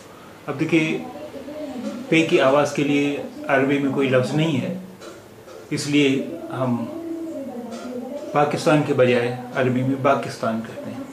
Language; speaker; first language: Urdu; native; Urdu